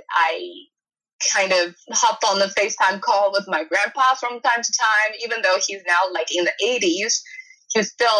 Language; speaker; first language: English; non-native, fluent; Chinese